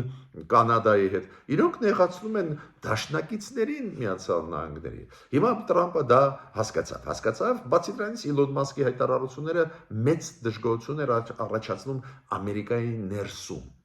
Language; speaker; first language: Armenian; native; Armenian